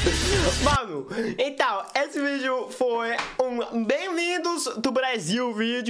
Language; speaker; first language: Portuguese; non-native, learner; English